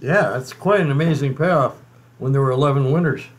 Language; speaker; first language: English; native; English